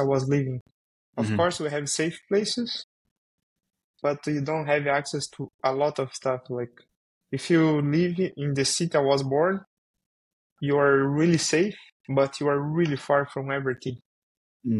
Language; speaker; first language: English; non-native, fluent; Portuguese